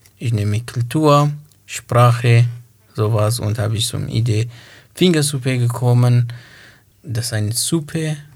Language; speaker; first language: German; non-native, learner; Kurdish